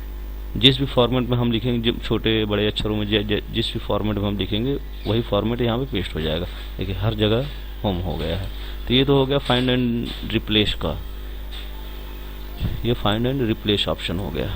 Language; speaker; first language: Hindi; native; Hindi